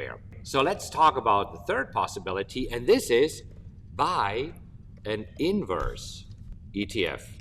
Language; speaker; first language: English; non-native, fluent; German